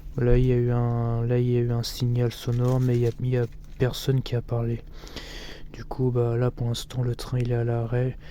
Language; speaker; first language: French; native; French